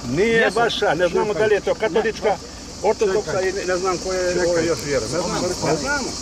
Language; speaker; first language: Serbian; non-native, local second language; Albanian